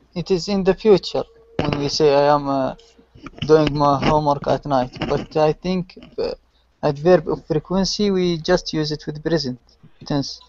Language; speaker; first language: English; non-native, learner; Arabic